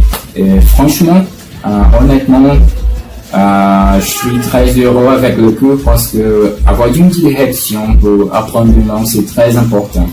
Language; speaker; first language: French; non-native, learner; Portuguese